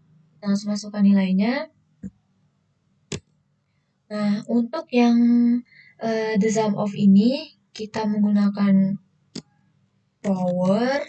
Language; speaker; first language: Indonesian; native; Indonesian